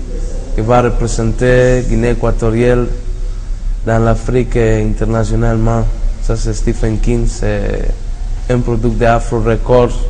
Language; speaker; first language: French; non-native, learner; Spanish